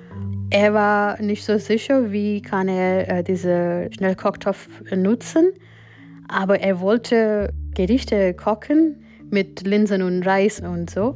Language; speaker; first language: German; non-native, fluent; Gujarati